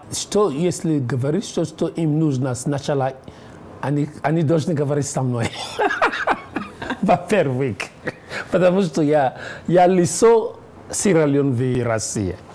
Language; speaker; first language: Russian; non-native, learner; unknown